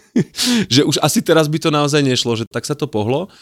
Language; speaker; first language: Slovak; native; Slovak